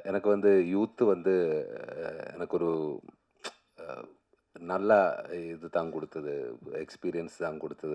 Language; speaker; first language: Tamil; non-native, learner; Malayalam